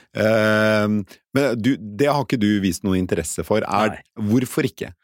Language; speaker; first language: Norwegian; native; Norwegian